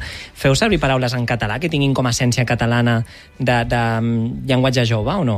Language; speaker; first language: Catalan; native; Catalan